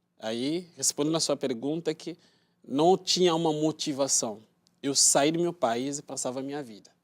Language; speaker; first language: Portuguese; non-native, learner; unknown